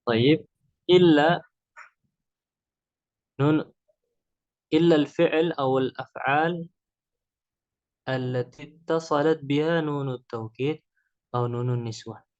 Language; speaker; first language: Arabic; non-native, fluent; Indonesian